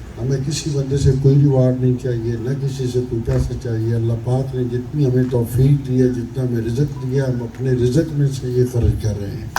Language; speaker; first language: Urdu; non-native, local second language; Punjabi